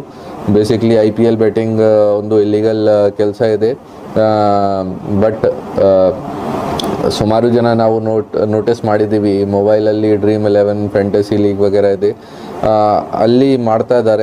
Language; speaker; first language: Kannada; non-native, local second language; Hindi